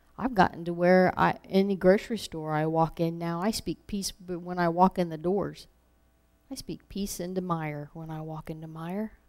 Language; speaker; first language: English; native; English